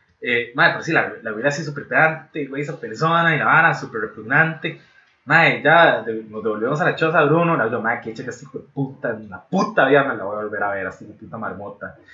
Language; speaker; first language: Spanish; native; Spanish